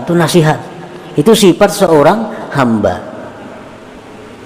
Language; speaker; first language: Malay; non-native, local second language; Banjar